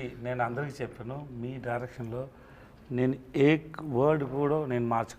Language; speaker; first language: Telugu; non-native, learner; Tamil